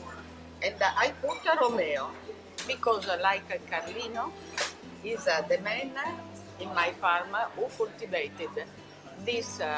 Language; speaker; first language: English; non-native, learner; Italian